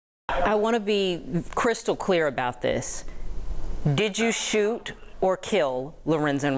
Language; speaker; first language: English; native; English